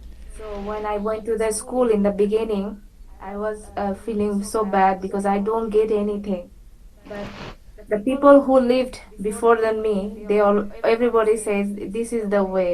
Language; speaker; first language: English; non-native, fluent; Bangla